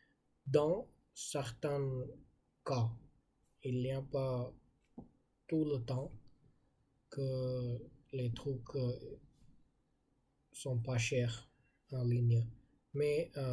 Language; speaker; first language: French; non-native, learner; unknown